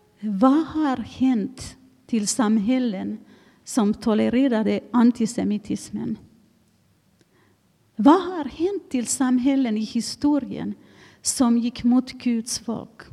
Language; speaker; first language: Swedish; non-native, fluent; Finnish